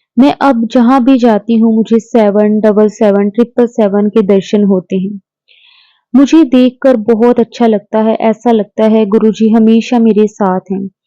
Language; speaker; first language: Hindi; native; Hindi